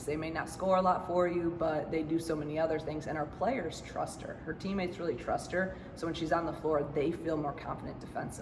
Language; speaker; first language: English; native; English